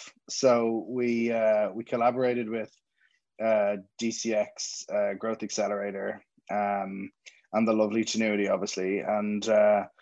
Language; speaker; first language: English; native; English